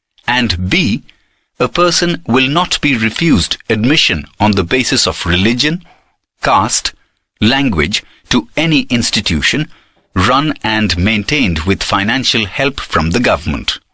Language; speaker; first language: English; non-native, local second language; Gujarati